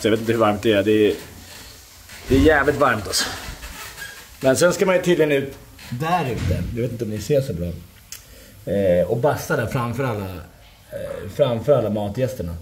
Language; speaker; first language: Swedish; native; Swedish